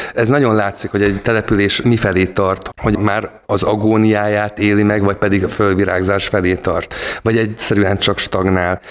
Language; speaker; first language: Hungarian; native; Hungarian